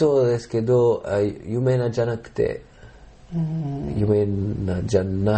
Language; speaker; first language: Japanese; non-native, learner; Arabic